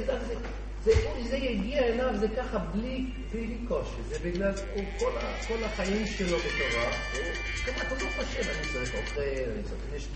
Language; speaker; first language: Hebrew; non-native, fluent; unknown